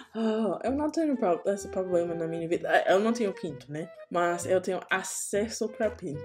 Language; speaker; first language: Portuguese; non-native, learner; English